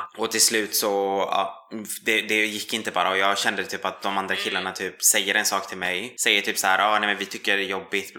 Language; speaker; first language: Swedish; native; Swedish